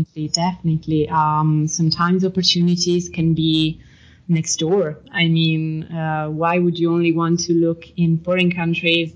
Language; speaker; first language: English; non-native, fluent; Italian